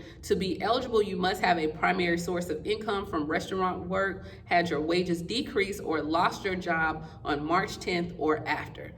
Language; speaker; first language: English; native; English